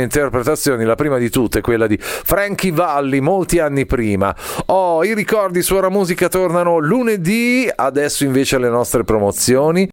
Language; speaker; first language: Italian; native; Italian